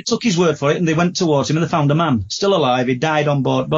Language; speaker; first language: English; native; English